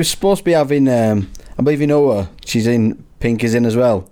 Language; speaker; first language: English; native; English